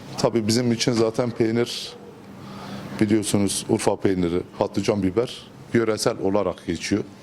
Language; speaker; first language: Turkish; native; Turkish